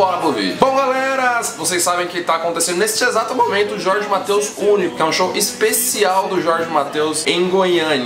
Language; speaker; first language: Portuguese; native; Portuguese